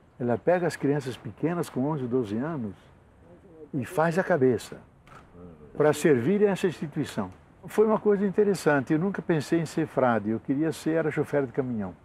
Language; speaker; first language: Portuguese; non-native, local second language; Italian